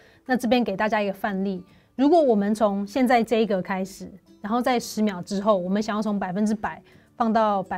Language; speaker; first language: Chinese; native; Chinese